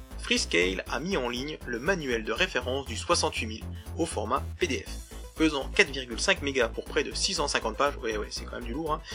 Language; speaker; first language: French; native; French